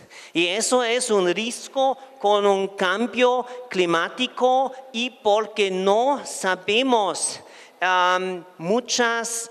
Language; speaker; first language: Spanish; non-native, fluent; German